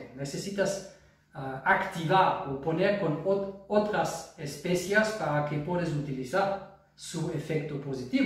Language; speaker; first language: Spanish; non-native, fluent; German